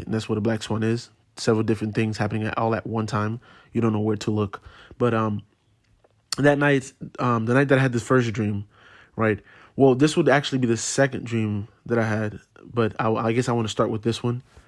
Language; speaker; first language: English; native; English